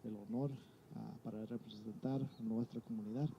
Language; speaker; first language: Spanish; early bilingual, other home language; English